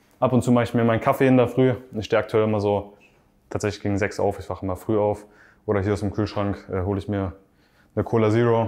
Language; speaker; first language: German; native; German